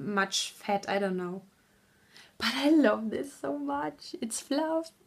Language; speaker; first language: English; non-native, fluent; German